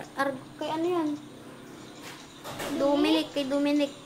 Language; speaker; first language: Filipino; native; Filipino